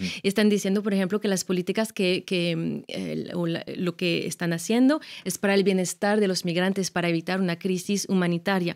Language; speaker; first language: Spanish; non-native, fluent; French